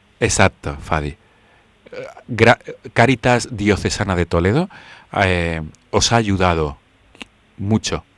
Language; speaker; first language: Spanish; native; Spanish